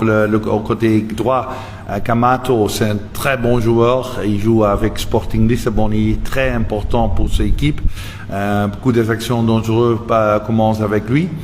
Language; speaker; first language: French; non-native, local second language; Dutch